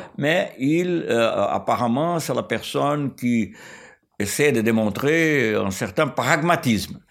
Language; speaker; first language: French; non-native, fluent; Portuguese